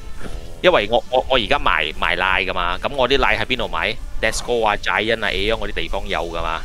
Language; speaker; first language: Chinese; native; Chinese